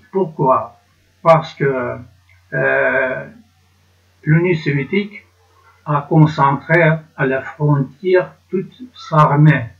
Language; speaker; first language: French; non-native, learner; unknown